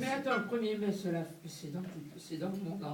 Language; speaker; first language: French; native; French